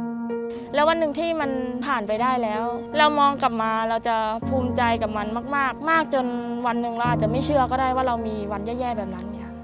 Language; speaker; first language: Thai; native; Thai